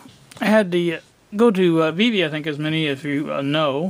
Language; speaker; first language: English; native; English